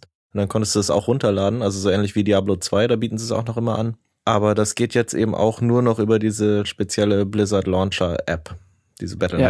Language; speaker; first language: German; native; German